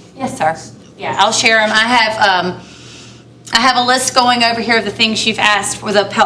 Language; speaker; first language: English; native; English